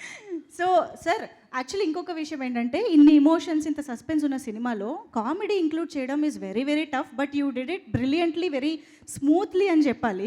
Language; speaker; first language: Telugu; native; Telugu